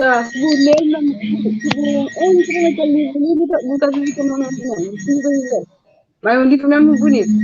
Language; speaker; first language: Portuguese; non-native, local second language; Kabuverdianu